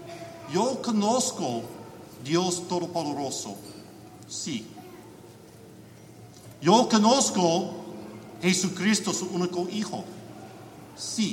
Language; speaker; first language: Spanish; non-native, learner; English